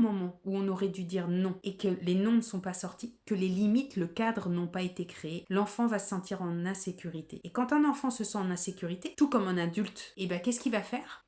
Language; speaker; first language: French; native; French